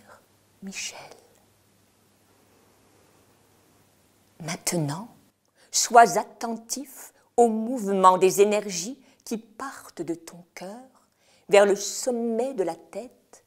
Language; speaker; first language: French; native; French